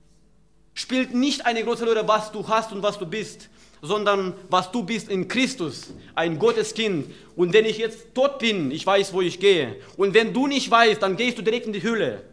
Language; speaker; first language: German; non-native, fluent; Romanian